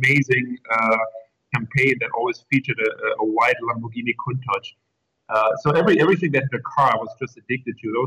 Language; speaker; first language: English; non-native, fluent; German